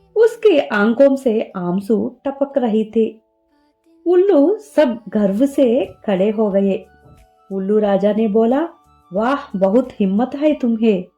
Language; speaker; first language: Hindi; non-native, local second language; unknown